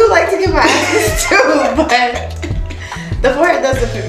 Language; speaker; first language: English; native; English